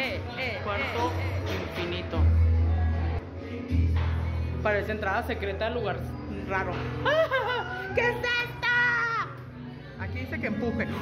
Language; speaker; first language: Spanish; native; Spanish